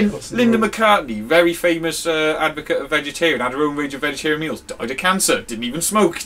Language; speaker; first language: English; native; English